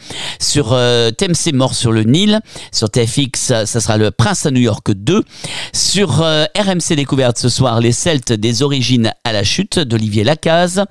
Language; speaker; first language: French; native; French